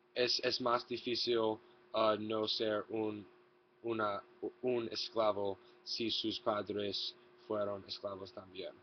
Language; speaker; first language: Spanish; non-native, learner; English